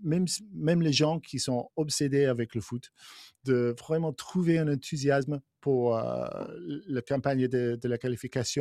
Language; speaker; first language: French; non-native, fluent; English